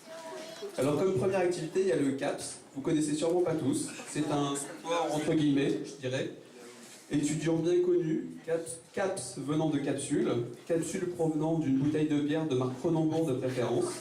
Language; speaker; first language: French; native; French